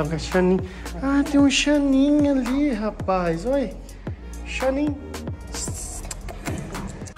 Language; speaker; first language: Portuguese; native; Portuguese